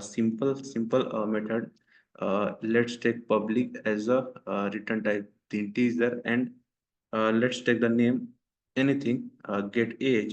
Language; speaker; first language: English; non-native, local second language; Hindi